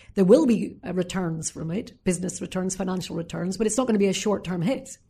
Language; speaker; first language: English; native; English